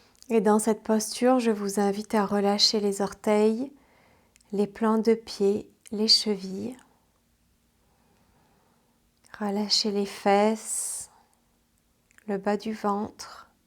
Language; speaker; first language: French; native; French